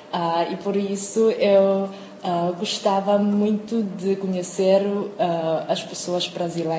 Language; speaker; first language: Portuguese; non-native, fluent; Chinese